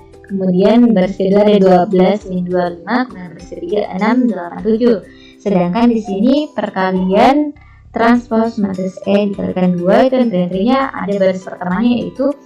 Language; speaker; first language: Indonesian; native; Indonesian